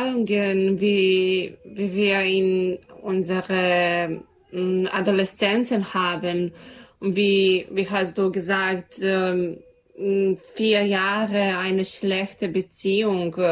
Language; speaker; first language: German; non-native, learner; Serbian